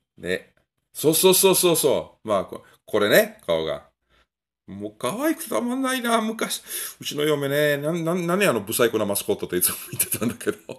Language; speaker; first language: Japanese; non-native, fluent; Italian